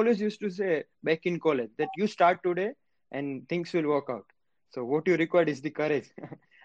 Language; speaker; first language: English; non-native, local second language; Gujarati